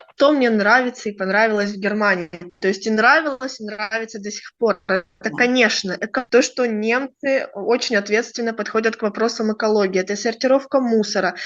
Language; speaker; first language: Russian; native; Russian